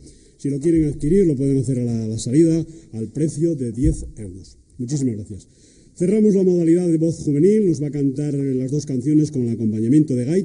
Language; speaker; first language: Spanish; native; Spanish